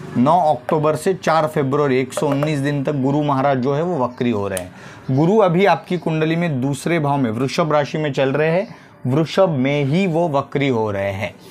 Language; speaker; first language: Hindi; non-native, local second language; Marathi